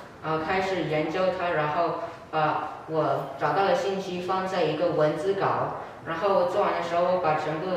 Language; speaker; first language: Chinese; non-native, learner; English